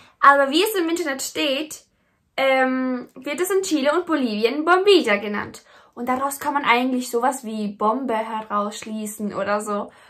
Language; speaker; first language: German; native; German